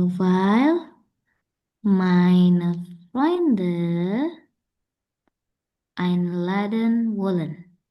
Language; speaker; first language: German; non-native, learner; Indonesian